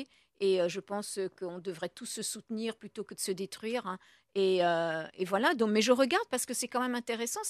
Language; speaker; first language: French; native; French